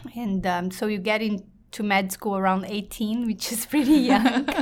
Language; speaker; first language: English; non-native, fluent; Portuguese